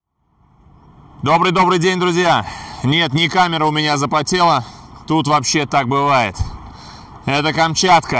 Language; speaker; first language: Russian; native; Russian